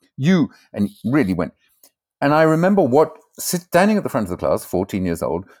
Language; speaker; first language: English; native; English